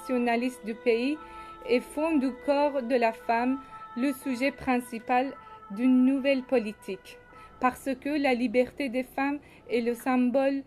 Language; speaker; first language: French; non-native, fluent; Persian